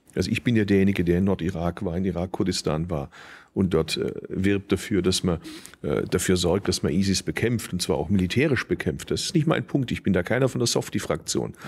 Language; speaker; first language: German; early bilingual, other home language; Turkish